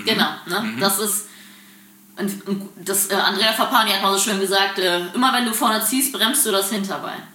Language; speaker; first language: German; native; German